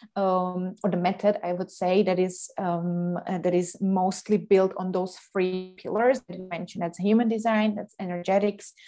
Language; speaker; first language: English; non-native, fluent; Slovak